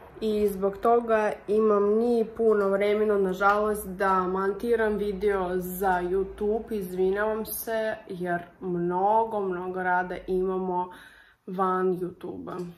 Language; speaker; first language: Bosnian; non-native, learner; Russian